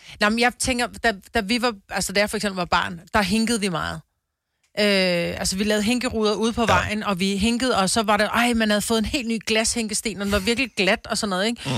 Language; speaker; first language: Danish; native; Danish